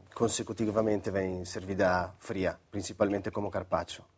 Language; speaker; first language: Portuguese; non-native, fluent; Italian